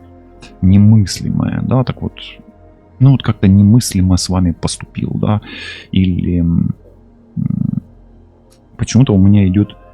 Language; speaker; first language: Russian; non-native, local second language; Ukrainian